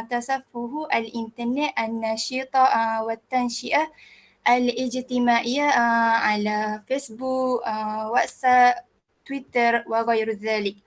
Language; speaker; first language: Arabic; non-native, learner; Malay